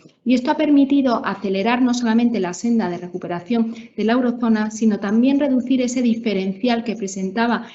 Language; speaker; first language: Spanish; native; Spanish